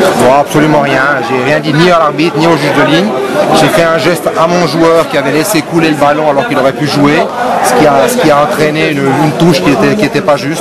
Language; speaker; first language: French; native; French